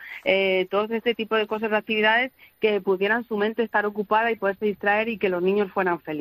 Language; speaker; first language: Spanish; native; Spanish